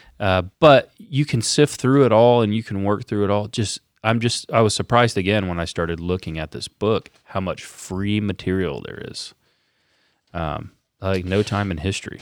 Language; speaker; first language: English; native; English